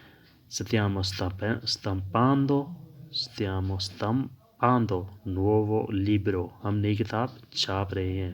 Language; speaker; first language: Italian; non-native, learner; Urdu